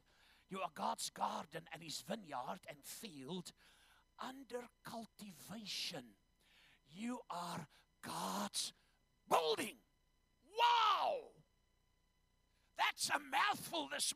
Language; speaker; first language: English; non-native, local second language; Afrikaans